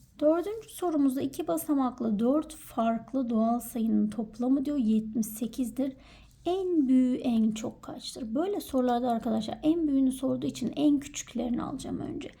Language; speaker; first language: Turkish; native; Turkish